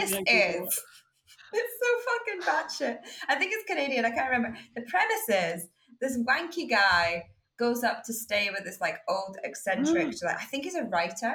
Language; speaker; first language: English; native; English